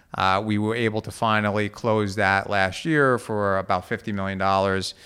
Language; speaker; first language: English; native; English